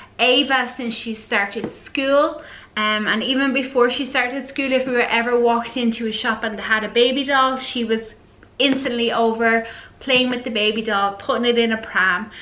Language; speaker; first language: English; native; English